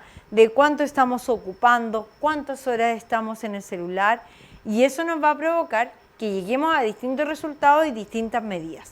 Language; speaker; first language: Spanish; native; Spanish